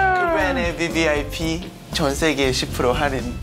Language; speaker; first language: Korean; non-native, fluent; Thai